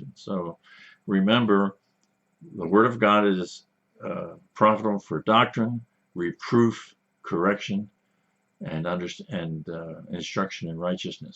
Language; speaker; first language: English; native; English